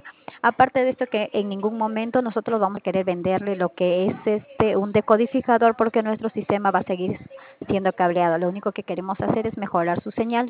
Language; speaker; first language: Spanish; native; Spanish